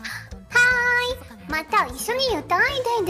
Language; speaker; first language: Japanese; non-native, learner; English